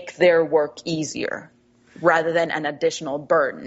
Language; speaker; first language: English; non-native, fluent; Spanish